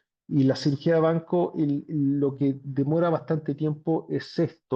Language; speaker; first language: Spanish; native; Spanish